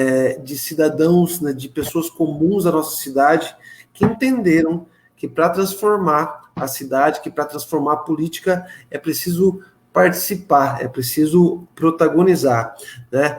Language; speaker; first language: Portuguese; native; Portuguese